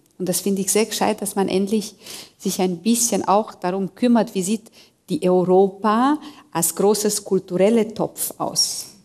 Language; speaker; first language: German; non-native, fluent; Hungarian